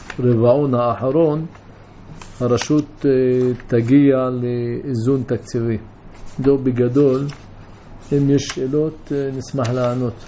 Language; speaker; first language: Hebrew; non-native, local second language; Arabic